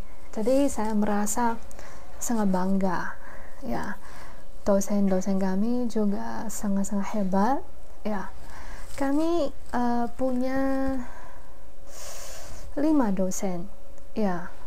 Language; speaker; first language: Indonesian; non-native, fluent; Chinese